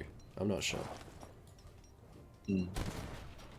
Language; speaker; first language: English; native; English